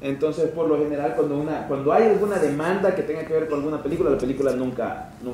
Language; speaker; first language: Spanish; native; Spanish